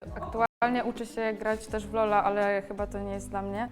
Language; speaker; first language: Polish; native; Polish